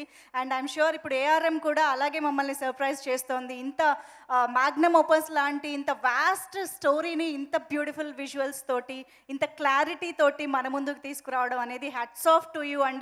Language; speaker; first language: Telugu; native; Telugu